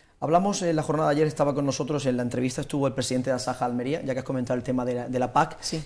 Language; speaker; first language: Spanish; native; Spanish